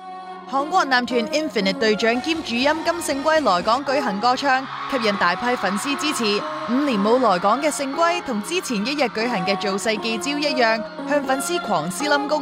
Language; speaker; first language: Chinese; native; Chinese